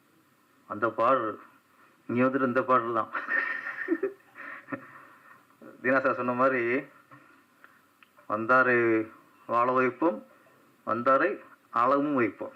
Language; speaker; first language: Tamil; native; Tamil